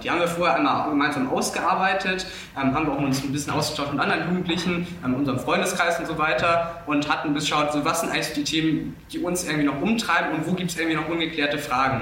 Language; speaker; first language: German; native; German